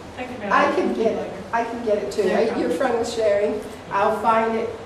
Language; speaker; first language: English; native; English